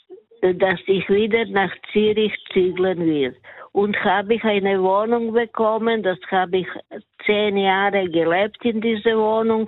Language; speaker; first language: German; non-native, fluent; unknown